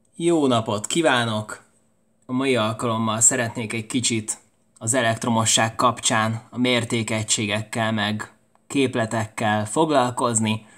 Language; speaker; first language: Hungarian; native; Hungarian